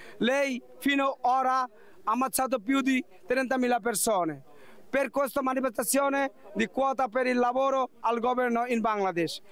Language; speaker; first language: Italian; non-native, learner; Bangla